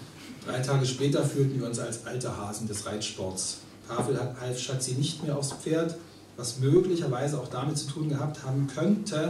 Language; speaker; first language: German; native; German